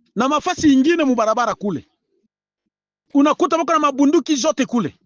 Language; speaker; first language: Swahili; native; Swahili